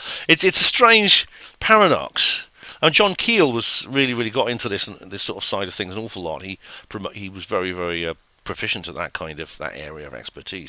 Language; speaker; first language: English; native; English